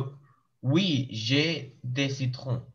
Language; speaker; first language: French; non-native, learner; English